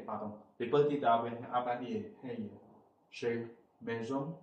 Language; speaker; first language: French; non-native, fluent; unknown